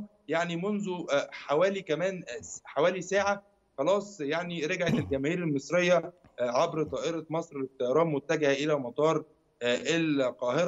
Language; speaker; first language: Arabic; native; Arabic